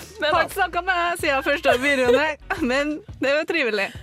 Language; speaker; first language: Norwegian; native; Norwegian